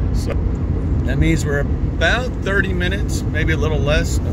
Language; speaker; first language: English; native; English